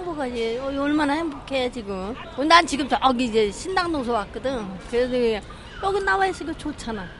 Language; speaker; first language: Korean; native; Korean